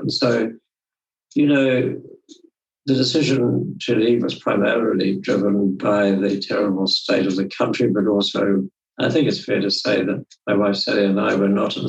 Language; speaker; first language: English; native; English